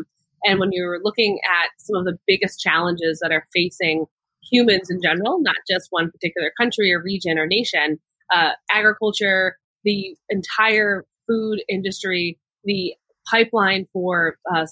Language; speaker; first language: English; native; English